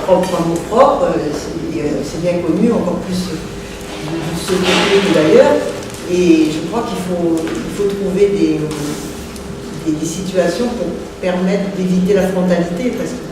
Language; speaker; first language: French; native; French